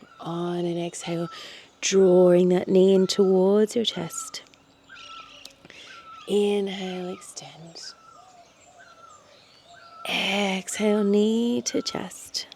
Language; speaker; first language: English; native; English